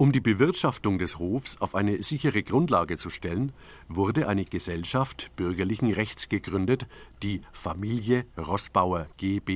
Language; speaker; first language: German; native; German